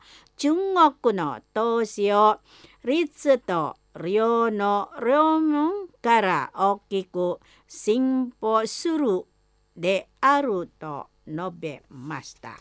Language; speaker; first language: Japanese; non-native, fluent; Indonesian